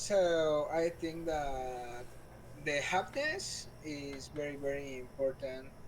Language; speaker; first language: English; non-native, learner; Spanish